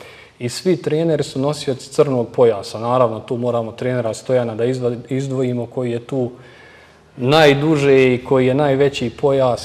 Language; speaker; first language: Serbian; native; Serbian